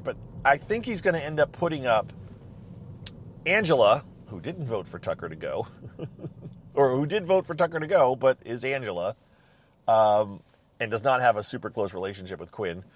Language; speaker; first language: English; native; English